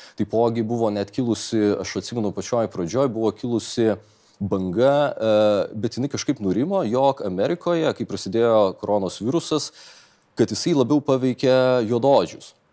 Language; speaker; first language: Lithuanian; native; Lithuanian